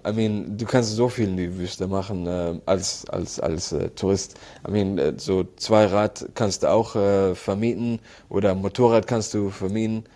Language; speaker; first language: German; non-native, learner; Arabic